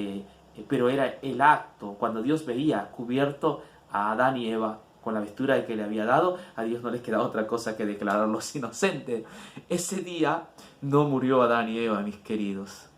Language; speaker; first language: Spanish; native; Spanish